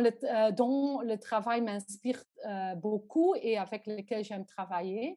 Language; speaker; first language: French; non-native, local second language; Dutch